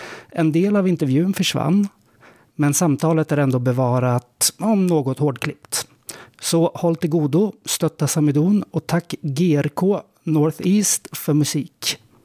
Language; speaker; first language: Swedish; native; Swedish